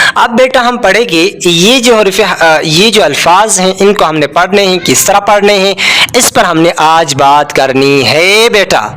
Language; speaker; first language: Urdu; non-native, local second language; Pashto